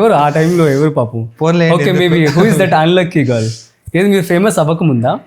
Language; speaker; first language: Telugu; native; Telugu